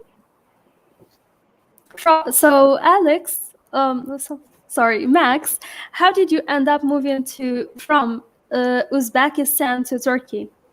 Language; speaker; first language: English; non-native, fluent; Arabic